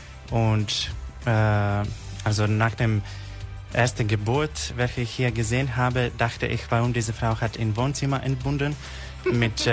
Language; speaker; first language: German; non-native, fluent; Serbian